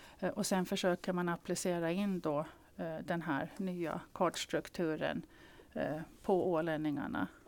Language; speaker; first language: Swedish; native; Swedish